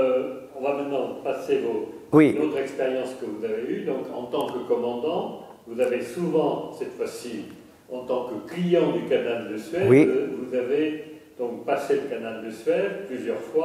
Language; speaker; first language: French; native; French